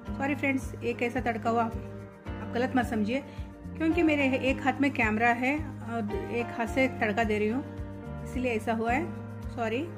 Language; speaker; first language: Hindi; non-native, local second language; Telugu